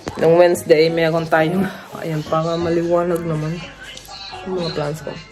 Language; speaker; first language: Filipino; non-native, local second language; Cebuano